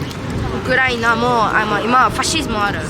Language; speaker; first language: Japanese; non-native, learner; Russian